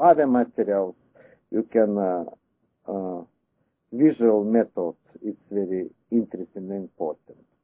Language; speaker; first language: English; non-native, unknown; Russian